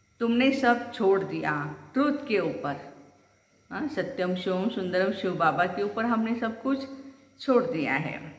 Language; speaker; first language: Hindi; non-native, local second language; Marathi